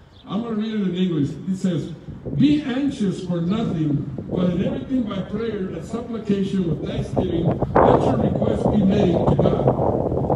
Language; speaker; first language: English; early bilingual, other home language; Spanish